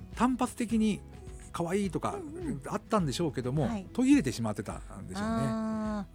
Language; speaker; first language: Japanese; native; Japanese